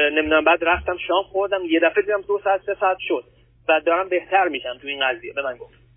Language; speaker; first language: Persian; early bilingual, other home language; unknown